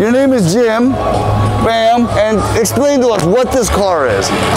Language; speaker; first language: English; early bilingual, other home language; Korean